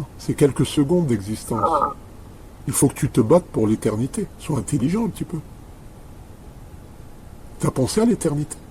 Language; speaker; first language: French; native; French